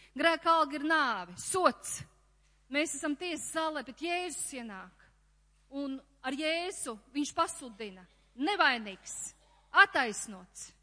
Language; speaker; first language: Latvian; native; Latvian